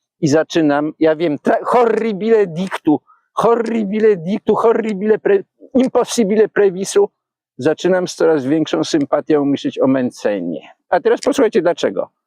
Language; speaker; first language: Polish; native; Polish